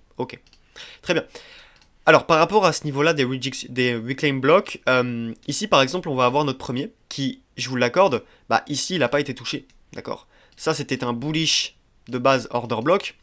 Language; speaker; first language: French; native; French